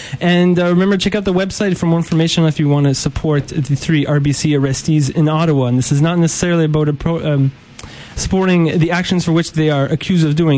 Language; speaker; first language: English; non-native, local second language; French